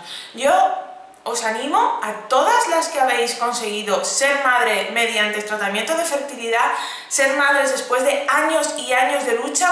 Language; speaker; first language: Spanish; native; Spanish